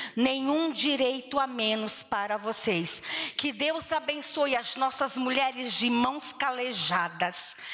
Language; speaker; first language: Portuguese; native; Portuguese